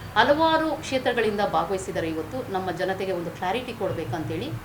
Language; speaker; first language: Kannada; native; Kannada